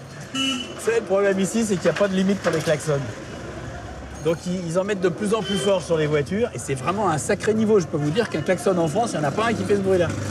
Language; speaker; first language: French; native; French